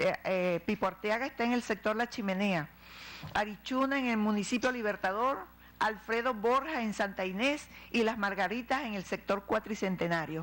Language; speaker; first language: Spanish; native; Spanish